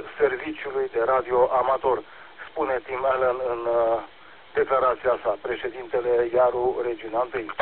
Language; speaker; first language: Romanian; native; Romanian